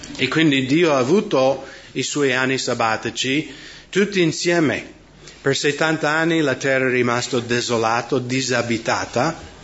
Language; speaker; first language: Italian; non-native, fluent; English